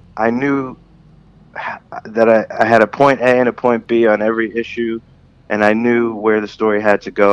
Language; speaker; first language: English; native; English